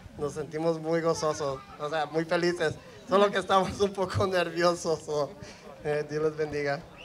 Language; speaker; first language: Spanish; native; Spanish